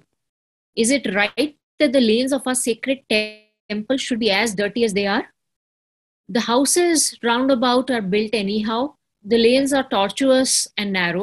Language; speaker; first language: English; non-native, local second language; Hindi